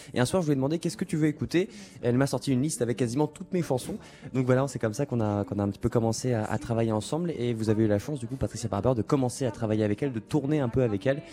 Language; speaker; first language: French; native; French